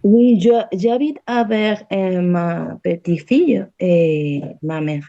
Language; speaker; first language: French; non-native, learner; Spanish